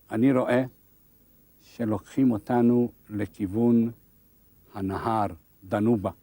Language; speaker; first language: Hebrew; non-native, fluent; Hungarian